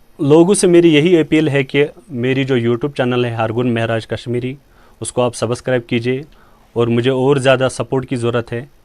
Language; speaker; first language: Hindi; non-native, local second language; Kashmiri